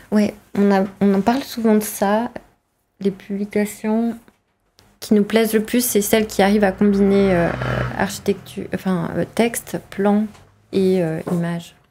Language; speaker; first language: French; native; French